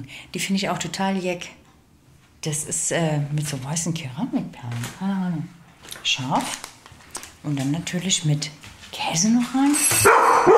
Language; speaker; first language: German; native; German